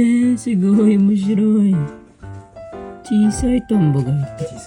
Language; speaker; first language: Japanese; non-native, learner; Filipino